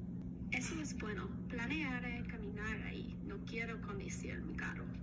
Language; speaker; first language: Spanish; non-native, learner; English